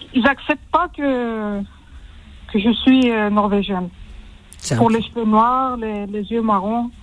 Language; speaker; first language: French; early bilingual, heritage; French